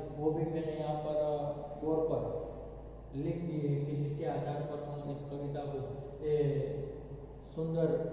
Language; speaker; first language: Hindi; non-native, local second language; Gujarati